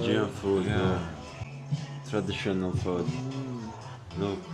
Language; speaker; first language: English; non-native, learner; Georgian